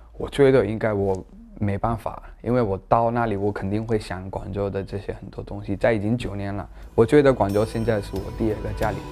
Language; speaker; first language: Chinese; non-native, fluent; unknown